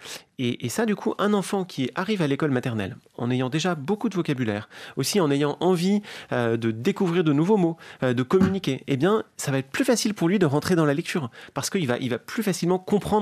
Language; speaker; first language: French; native; French